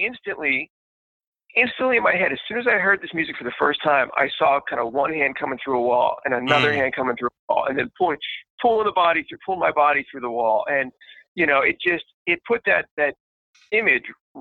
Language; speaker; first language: English; native; English